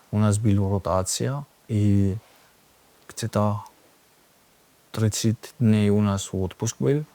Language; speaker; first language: Ukrainian; non-native, learner; Georgian